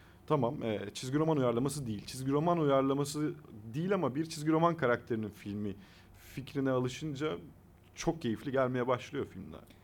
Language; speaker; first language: Turkish; native; Turkish